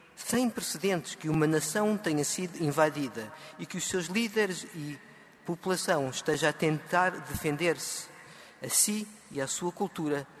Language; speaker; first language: Portuguese; native; Portuguese